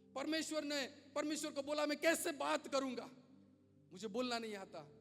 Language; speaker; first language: Hindi; non-native, local second language; Gujarati